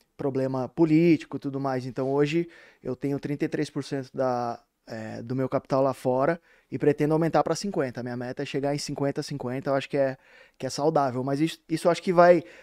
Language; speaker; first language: Portuguese; native; Portuguese